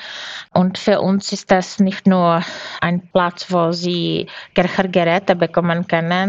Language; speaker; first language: German; non-native, fluent; Czech